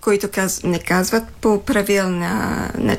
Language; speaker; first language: Bulgarian; non-native, fluent; French